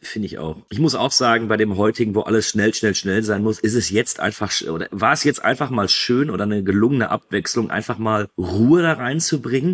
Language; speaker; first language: German; native; German